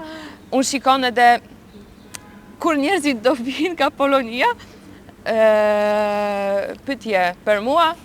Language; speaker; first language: Albanian; non-native, learner; Polish